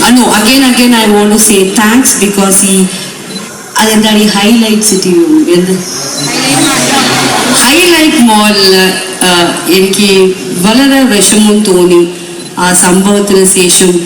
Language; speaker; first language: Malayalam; non-native, local second language; Tamil